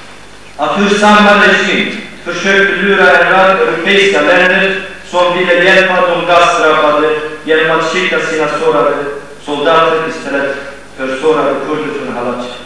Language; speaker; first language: Swedish; non-native, fluent; Kurdish